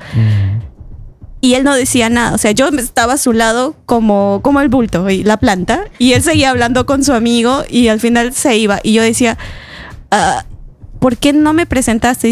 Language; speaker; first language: Spanish; native; Spanish